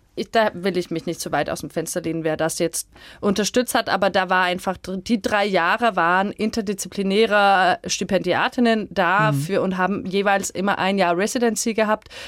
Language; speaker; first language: German; non-native, fluent; Danish